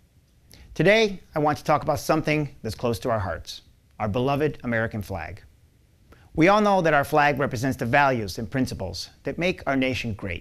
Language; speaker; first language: English; native; English